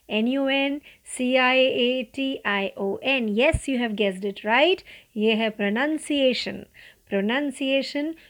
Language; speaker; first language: Hindi; non-native, local second language; Marathi